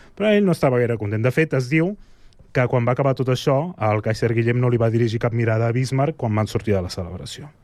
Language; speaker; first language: Catalan; native; Catalan